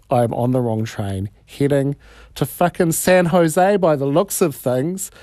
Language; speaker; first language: English; native; English